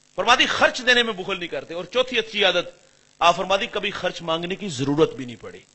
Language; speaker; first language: Urdu; non-native, local second language; Punjabi